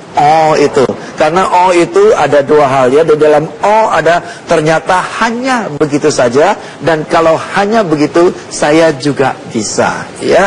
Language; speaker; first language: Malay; non-native, fluent; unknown